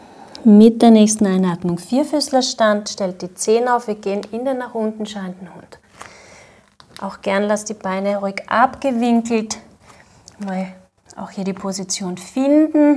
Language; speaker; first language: German; native; German